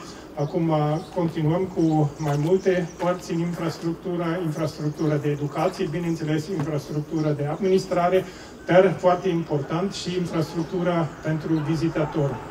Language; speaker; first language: Romanian; non-native, fluent; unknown